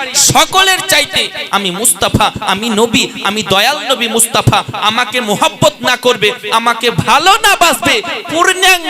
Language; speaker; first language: Bangla; native; Bangla